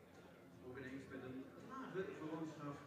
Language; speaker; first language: Dutch; native; Dutch